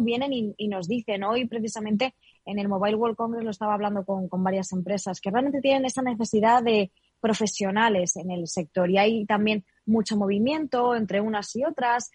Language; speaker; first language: Spanish; native; Spanish